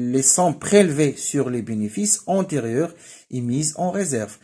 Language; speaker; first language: French; non-native, local second language; Arabic